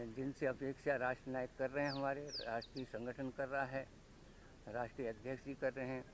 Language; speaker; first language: Hindi; native; Hindi